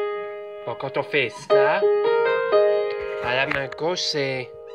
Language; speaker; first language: French; native; French